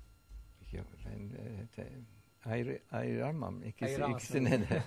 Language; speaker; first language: Turkish; early bilingual, heritage; Turkish